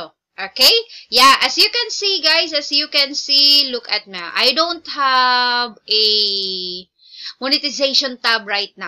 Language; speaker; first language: English; non-native, local second language; Filipino